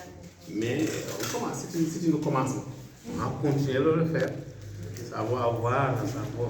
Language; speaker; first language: French; non-native, local second language; Fula